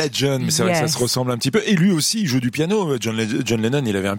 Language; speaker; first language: French; native; French